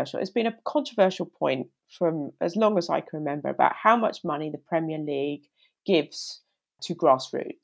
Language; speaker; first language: English; native; English